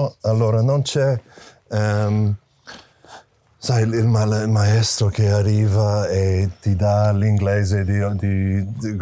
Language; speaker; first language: Italian; non-native, fluent; English